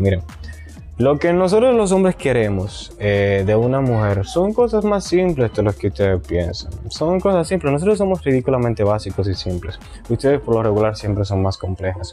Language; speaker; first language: Spanish; native; Spanish